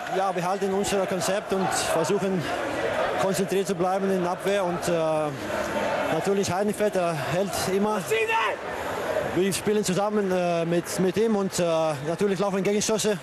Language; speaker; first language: German; non-native, learner; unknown